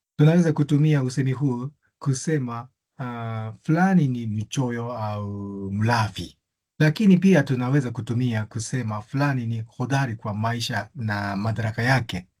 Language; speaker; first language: Swahili; non-native, fluent; Japanese